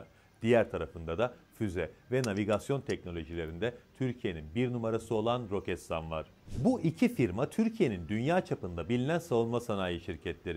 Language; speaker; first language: Turkish; native; Turkish